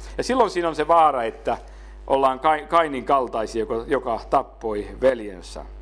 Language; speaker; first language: Finnish; native; Finnish